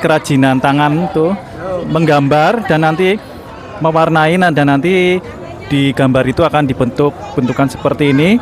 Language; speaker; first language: Indonesian; native; Indonesian